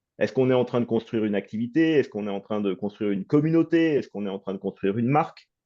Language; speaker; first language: French; native; French